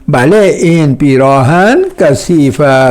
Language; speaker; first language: Persian; non-native, fluent; Urdu